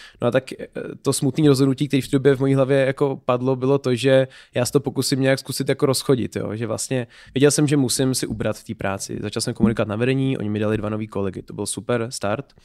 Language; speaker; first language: Czech; native; Czech